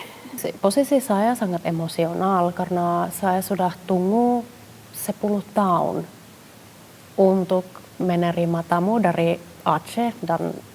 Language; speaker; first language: Indonesian; non-native, fluent; Finnish